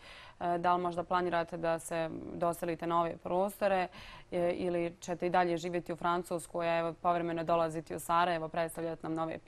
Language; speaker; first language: Bosnian; native; Bosnian